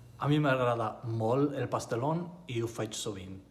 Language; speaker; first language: Catalan; non-native, learner; Spanish